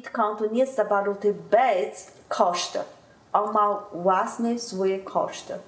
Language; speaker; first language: Polish; non-native, learner; Chinese